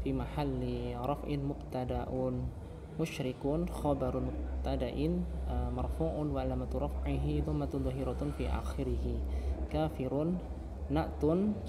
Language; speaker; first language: Arabic; non-native, fluent; Indonesian